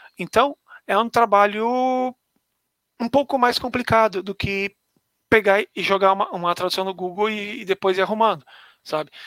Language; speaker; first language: Portuguese; native; Portuguese